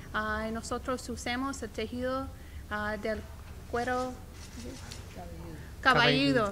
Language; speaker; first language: Spanish; non-native, learner; English